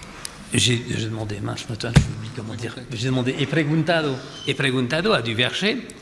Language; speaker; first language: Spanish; non-native, fluent; French